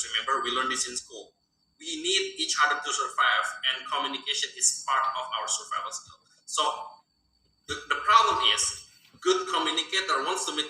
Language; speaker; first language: English; non-native, fluent; Indonesian